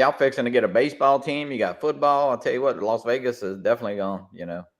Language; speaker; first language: English; native; English